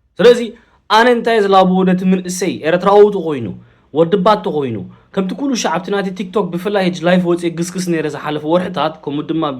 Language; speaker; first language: Tigrinya; early bilingual, heritage; Tigrinya